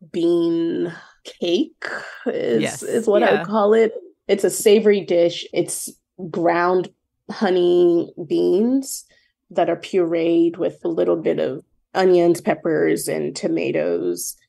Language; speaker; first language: English; non-native, local second language; Yoruba